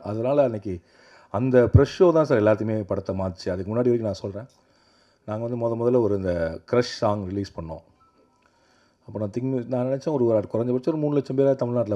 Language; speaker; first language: Tamil; native; Tamil